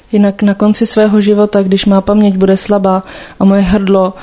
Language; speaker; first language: Czech; native; Czech